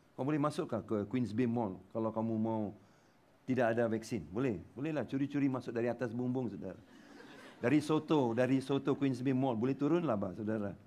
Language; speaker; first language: Malay; non-native, local second language; Tamil